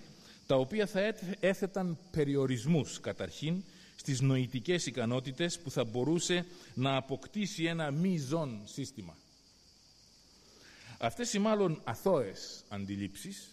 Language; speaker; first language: Greek; native; Greek